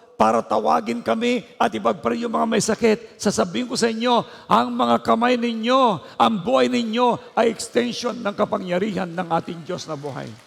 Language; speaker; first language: Filipino; native; Filipino